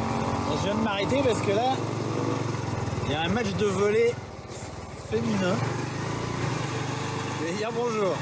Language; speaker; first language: French; native; French